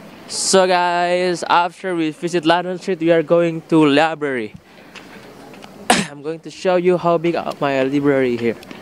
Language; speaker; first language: English; non-native, learner; Indonesian